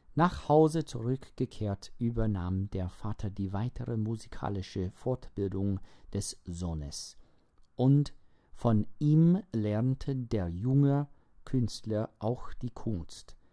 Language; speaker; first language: German; non-native, fluent; English